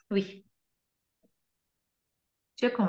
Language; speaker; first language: French; non-native, learner; Turkish